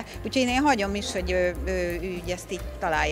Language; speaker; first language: Hungarian; native; Hungarian